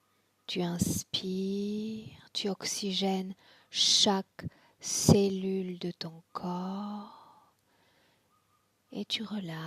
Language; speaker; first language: French; native; French